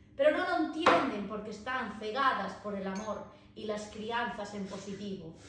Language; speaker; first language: Spanish; native; Spanish